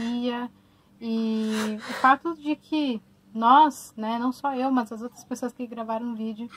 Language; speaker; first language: Portuguese; native; Portuguese